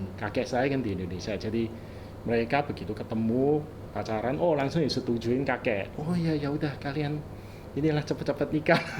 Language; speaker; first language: Indonesian; early bilingual, other home language; Cantonese